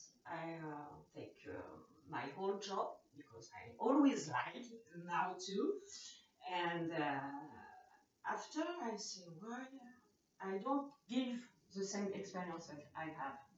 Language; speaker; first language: English; non-native, learner; French